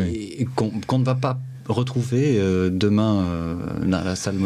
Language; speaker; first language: French; native; French